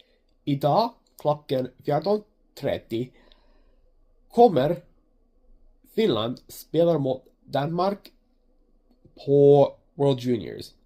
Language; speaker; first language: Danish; non-native, learner; English